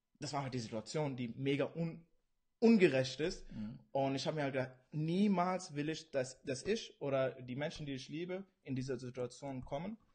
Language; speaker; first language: German; early bilingual, other home language; Urdu